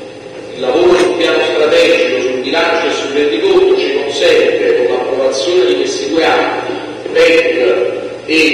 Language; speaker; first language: Italian; native; Italian